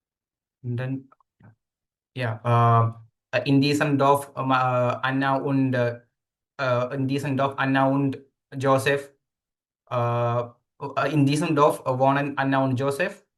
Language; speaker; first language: German; non-native, learner; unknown